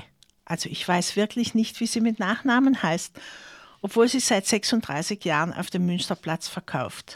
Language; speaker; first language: German; native; German